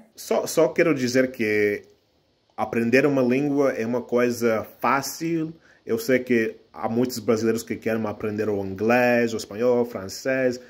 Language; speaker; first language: Portuguese; non-native, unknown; English